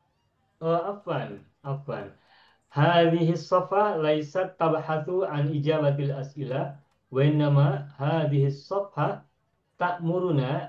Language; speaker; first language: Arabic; non-native, fluent; Indonesian